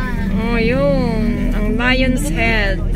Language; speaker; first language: Filipino; native; Filipino